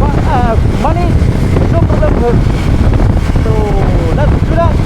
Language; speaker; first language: English; non-native, local second language; Khasi